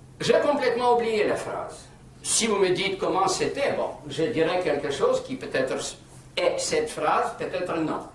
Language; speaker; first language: French; non-native, fluent; Russian